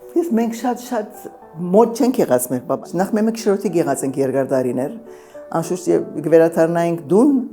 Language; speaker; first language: Armenian; early bilingual, heritage; Armenian